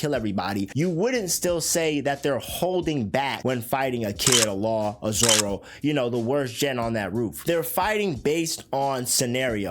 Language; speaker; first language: English; native; English